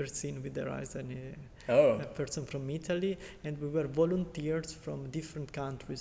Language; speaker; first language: English; non-native, fluent; Italian